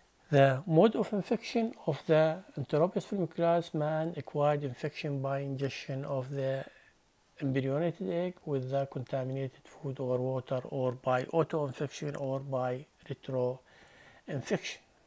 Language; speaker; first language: English; non-native, fluent; Arabic